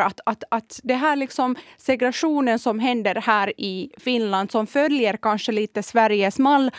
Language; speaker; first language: Swedish; non-native, fluent; Kurdish